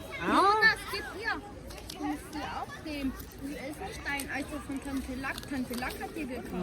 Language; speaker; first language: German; non-native, learner; Thai